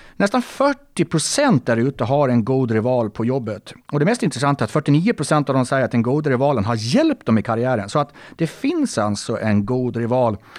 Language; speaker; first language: Swedish; native; Swedish